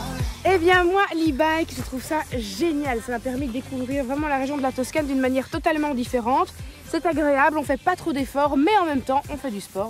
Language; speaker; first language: French; native; French